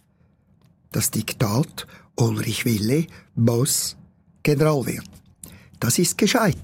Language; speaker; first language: German; native; German